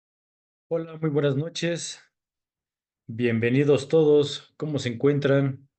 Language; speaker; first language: Spanish; native; Spanish